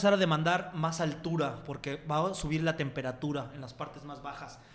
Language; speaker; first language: Spanish; native; Spanish